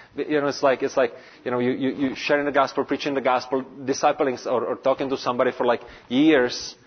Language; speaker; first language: English; non-native, fluent; Czech